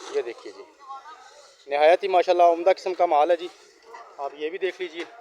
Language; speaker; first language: Urdu; non-native, local second language; Punjabi